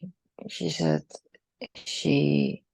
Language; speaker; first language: English; non-native, learner; Spanish